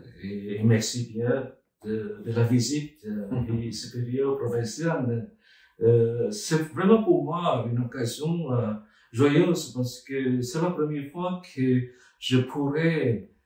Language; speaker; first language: French; non-native, fluent; Vietnamese